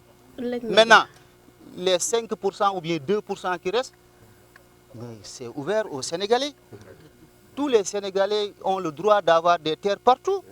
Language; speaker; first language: French; non-native, local second language; Wolof